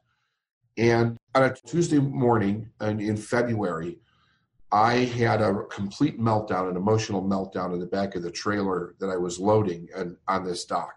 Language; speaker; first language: English; native; English